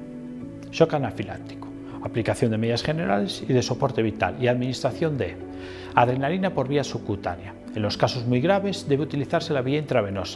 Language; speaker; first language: Spanish; native; Spanish